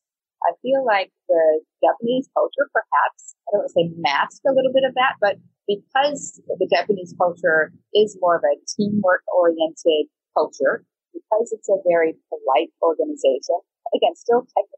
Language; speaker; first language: English; native; English